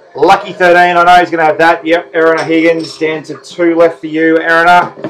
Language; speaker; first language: English; native; English